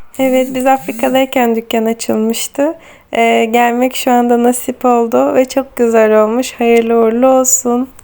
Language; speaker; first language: Turkish; native; Turkish